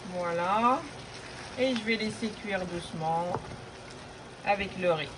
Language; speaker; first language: French; non-native, local second language; Arabic